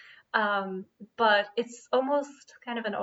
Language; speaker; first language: English; non-native, fluent; Bulgarian